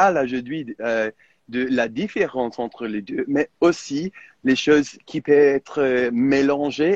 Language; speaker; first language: French; non-native, fluent; English